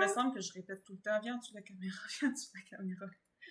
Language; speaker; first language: French; native; French